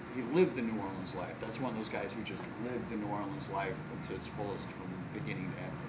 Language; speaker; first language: English; native; English